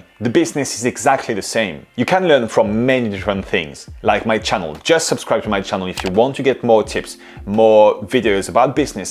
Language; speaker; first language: English; non-native, fluent; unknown